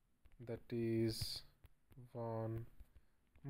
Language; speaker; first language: Dutch; non-native, learner; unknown